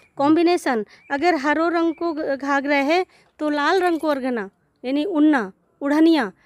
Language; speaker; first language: Hindi; native; Hindi